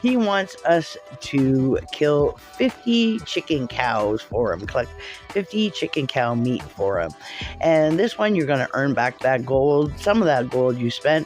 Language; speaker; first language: English; native; English